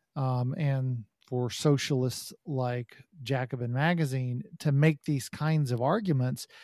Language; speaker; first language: English; native; English